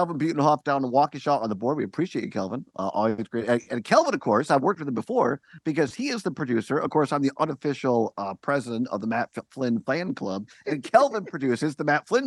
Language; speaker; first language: English; native; English